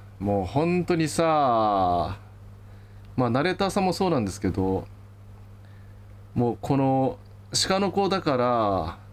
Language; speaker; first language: Japanese; native; Japanese